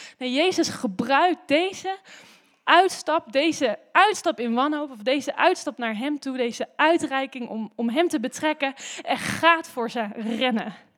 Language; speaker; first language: Dutch; native; Dutch